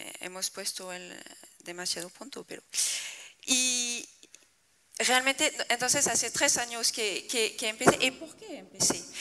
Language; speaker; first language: Spanish; non-native, fluent; French